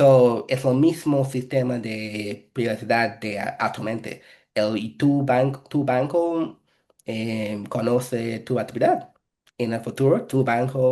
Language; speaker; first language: Spanish; non-native, fluent; English